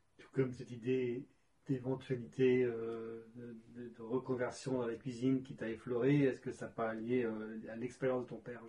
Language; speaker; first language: French; native; French